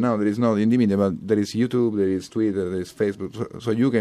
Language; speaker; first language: English; non-native, fluent; Italian